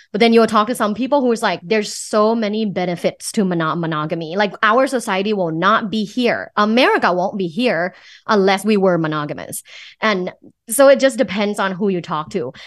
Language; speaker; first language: English; non-native, fluent; Thai